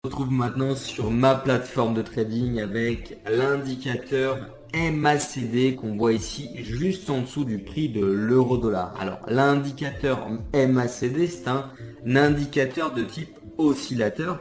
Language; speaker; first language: French; native; French